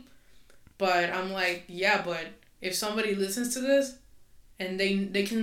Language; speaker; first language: English; non-native, fluent; Spanish